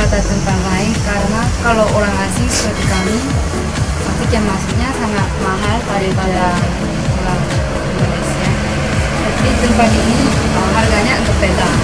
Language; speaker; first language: Indonesian; non-native, learner; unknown